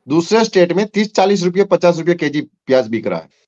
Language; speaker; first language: Hindi; non-native, local second language; Gujarati